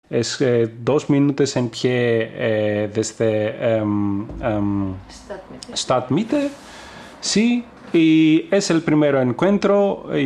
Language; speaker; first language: Spanish; non-native, fluent; Greek